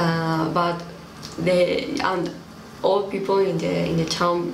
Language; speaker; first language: English; non-native, learner; Spanish